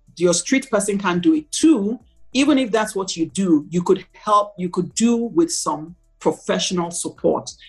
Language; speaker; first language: English; non-native, local second language; Igbo